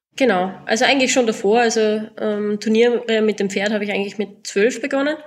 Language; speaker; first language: German; native; German